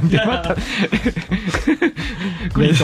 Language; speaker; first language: Japanese; native; Japanese